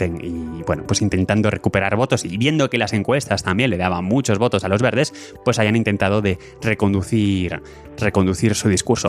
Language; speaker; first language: Spanish; native; Spanish